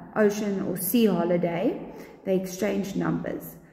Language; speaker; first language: English; non-native, local second language; Afrikaans